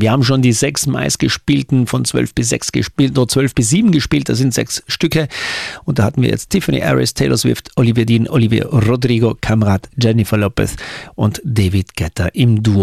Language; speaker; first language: German; native; German